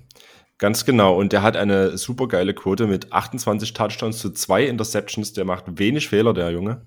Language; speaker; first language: German; native; German